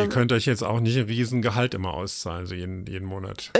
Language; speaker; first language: German; native; German